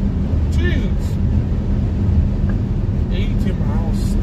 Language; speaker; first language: English; native; English